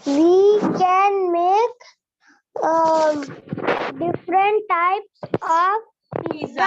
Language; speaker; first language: English; non-native, learner; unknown